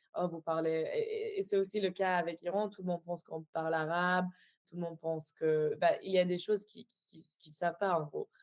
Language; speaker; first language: French; non-native, fluent; Persian